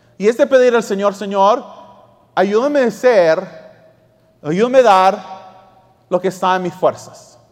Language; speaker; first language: Spanish; early bilingual, heritage; Spanish